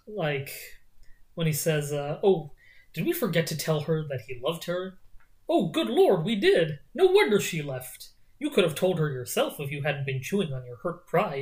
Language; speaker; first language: English; native; English